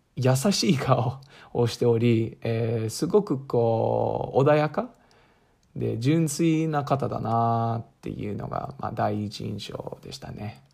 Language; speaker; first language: Japanese; non-native, fluent; English